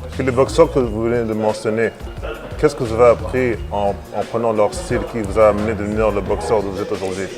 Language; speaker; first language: French; native; French